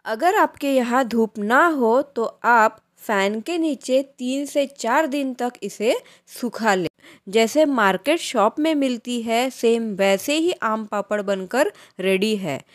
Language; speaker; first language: Hindi; non-native, local second language; Marathi